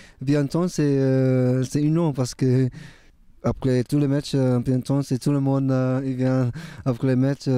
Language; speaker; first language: French; non-native, learner; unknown